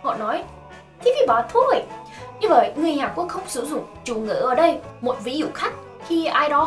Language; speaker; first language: Vietnamese; non-native, fluent; Korean